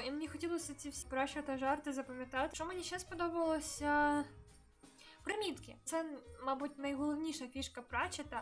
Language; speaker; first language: Ukrainian; native; Ukrainian